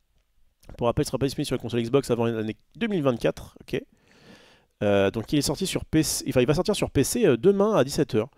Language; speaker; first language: French; native; French